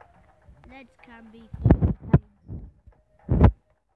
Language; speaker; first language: English; native; English